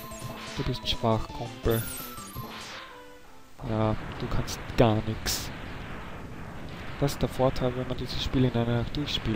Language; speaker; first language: German; native; German